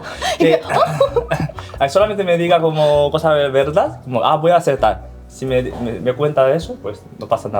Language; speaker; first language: Spanish; non-native, learner; Korean